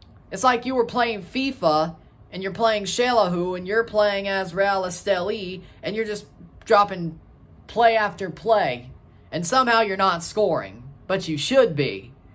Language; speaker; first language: English; native; English